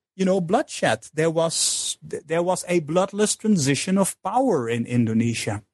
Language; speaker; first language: English; non-native, fluent; Dutch